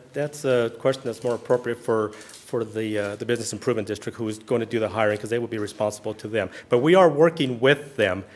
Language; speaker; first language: English; early bilingual, other home language; Spanish